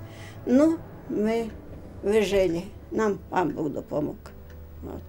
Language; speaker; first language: Ukrainian; native; Ukrainian